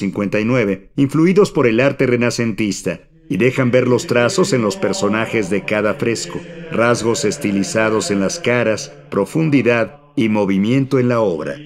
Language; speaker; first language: Spanish; native; Spanish